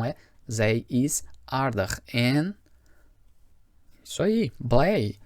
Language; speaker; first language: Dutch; non-native, fluent; Portuguese